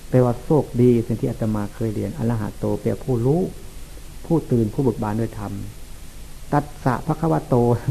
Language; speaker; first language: Thai; non-native, local second language; Lao